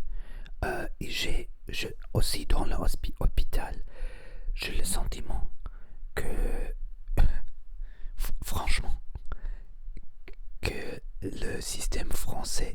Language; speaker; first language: French; non-native, learner; Spanish